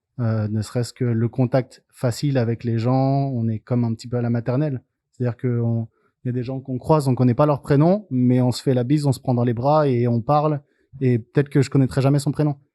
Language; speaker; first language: French; native; French